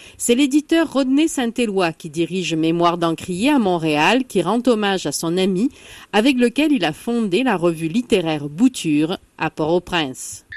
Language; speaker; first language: French; native; French